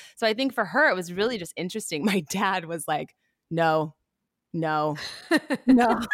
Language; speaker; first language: English; native; English